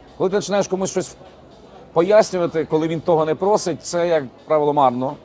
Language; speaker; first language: Ukrainian; native; Ukrainian